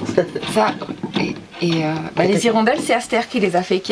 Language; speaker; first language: French; native; French